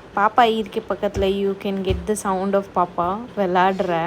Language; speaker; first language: Tamil; non-native, learner; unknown